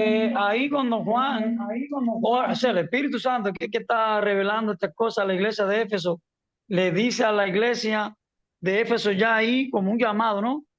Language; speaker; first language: Spanish; native; Spanish